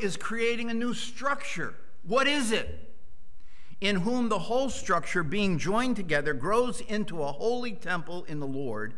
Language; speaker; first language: English; native; English